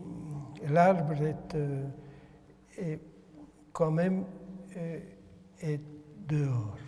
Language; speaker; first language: French; non-native, fluent; Hungarian